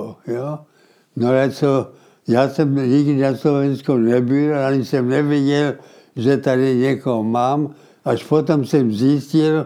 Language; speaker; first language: Czech; early bilingual, heritage; Czech